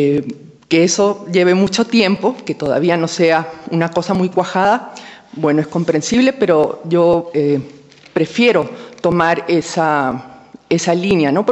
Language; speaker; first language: Spanish; native; Spanish